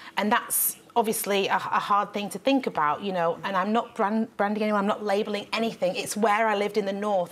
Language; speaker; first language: English; native; English